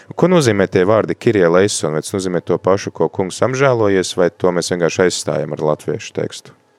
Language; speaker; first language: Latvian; native; Latvian